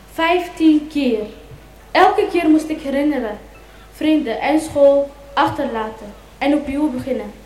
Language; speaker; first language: Dutch; early bilingual, other home language; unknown